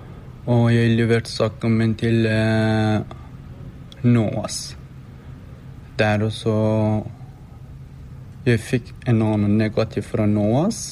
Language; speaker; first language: Norwegian; non-native, learner; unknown